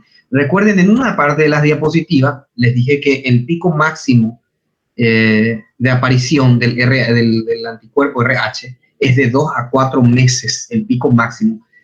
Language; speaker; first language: Spanish; native; Spanish